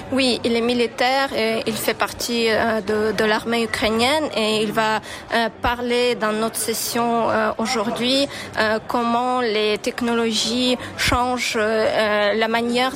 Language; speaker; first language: French; non-native, fluent; Ukrainian